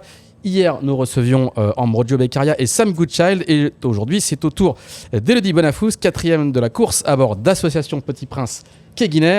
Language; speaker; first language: French; native; French